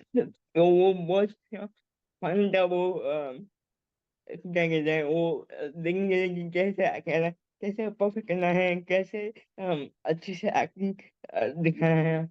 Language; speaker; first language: Hindi; early bilingual, heritage; Hindi